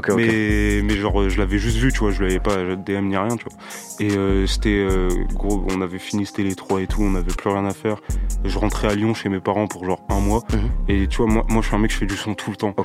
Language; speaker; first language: French; early bilingual, other home language; Romanian